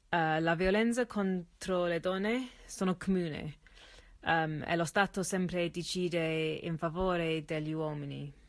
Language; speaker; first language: Italian; non-native, learner; English